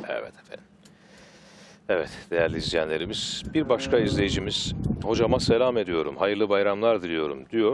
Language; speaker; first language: Turkish; native; Turkish